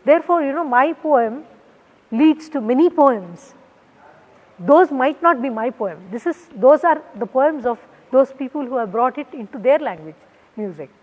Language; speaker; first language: English; non-native, local second language; Kannada